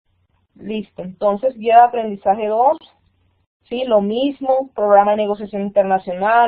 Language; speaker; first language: Spanish; native; Spanish